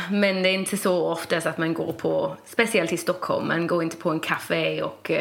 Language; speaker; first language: Swedish; non-native, fluent; English